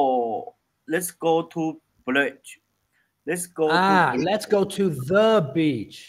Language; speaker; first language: English; non-native, learner; Chinese